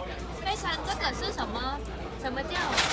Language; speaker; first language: Chinese; non-native, learner; English